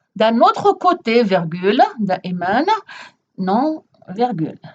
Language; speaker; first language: French; non-native, local second language; Arabic